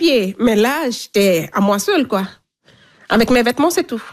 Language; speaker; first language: French; non-native, local second language; Fula